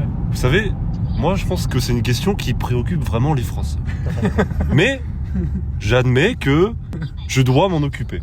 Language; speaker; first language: French; native; French